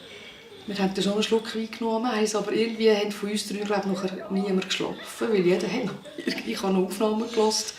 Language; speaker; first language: German; native; German